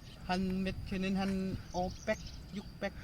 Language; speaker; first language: Korean; non-native, learner; Lao